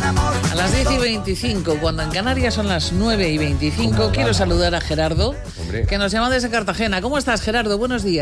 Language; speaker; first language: Spanish; native; Spanish